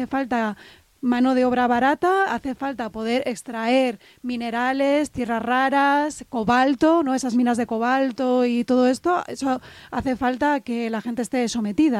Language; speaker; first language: Spanish; native; Spanish